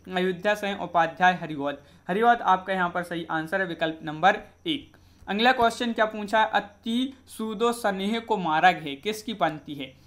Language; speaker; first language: Hindi; native; Hindi